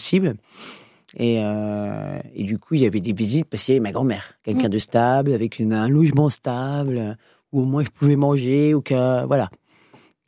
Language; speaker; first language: French; native; French